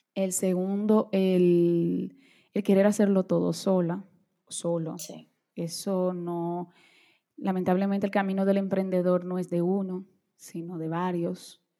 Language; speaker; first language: Spanish; early bilingual, other home language; Portuguese